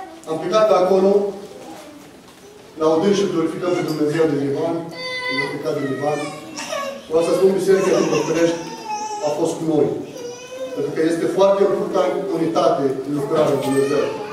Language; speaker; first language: Romanian; non-native, fluent; Arabic